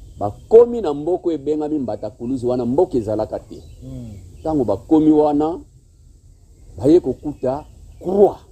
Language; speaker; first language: Lingala; non-native, local second language; Kongo